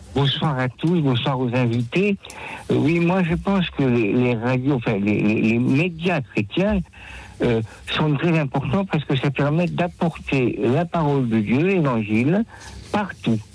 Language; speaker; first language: French; native; French